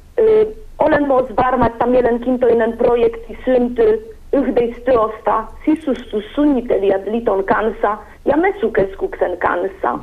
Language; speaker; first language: Finnish; non-native, learner; Polish